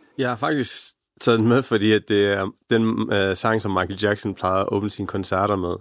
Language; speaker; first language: Danish; early bilingual, other home language; Arabic